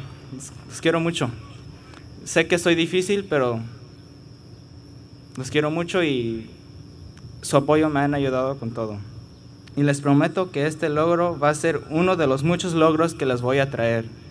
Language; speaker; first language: Spanish; early bilingual, heritage; Spanish